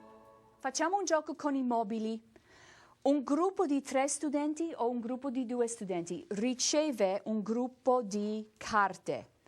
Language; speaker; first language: Italian; non-native, fluent; English